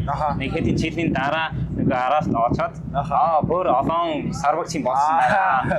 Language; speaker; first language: Mongolian; non-native, learner; Vietnamese